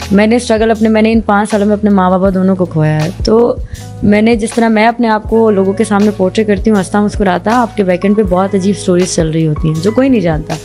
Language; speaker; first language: Urdu; native; Urdu